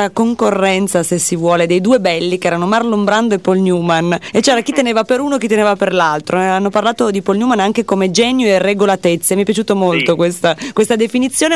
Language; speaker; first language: Italian; native; Italian